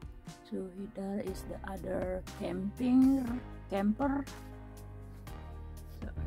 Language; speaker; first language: English; non-native, learner; Indonesian